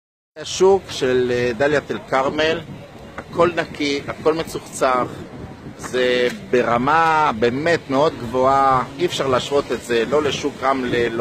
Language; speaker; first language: Hebrew; native; Hebrew